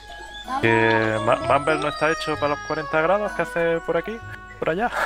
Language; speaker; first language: Spanish; native; Spanish